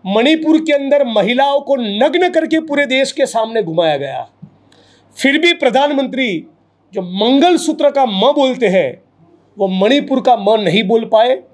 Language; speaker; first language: Hindi; non-native, local second language; Gujarati